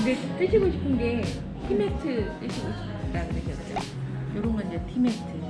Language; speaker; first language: Korean; native; Korean